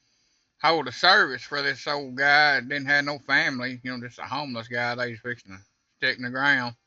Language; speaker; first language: English; native; English